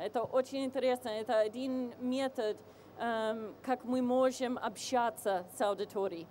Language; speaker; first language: Russian; non-native, fluent; English